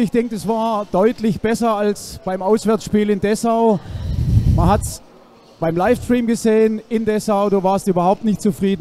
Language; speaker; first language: German; native; German